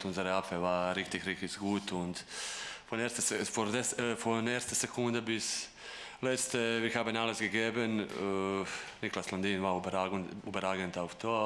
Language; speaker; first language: German; non-native, fluent; Croatian